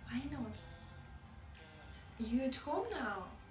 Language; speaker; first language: English; non-native, learner; Russian